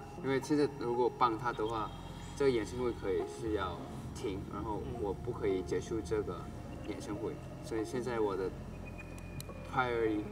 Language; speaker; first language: Chinese; non-native, learner; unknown